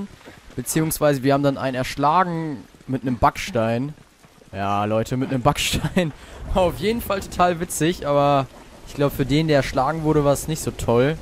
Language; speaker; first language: German; native; German